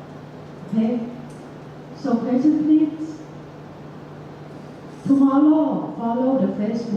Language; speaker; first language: English; non-native, fluent; Thai